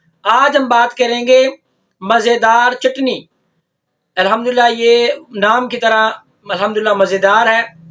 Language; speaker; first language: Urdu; non-native, local second language; Punjabi